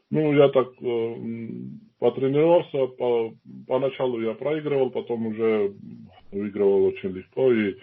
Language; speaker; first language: Russian; non-native, fluent; Georgian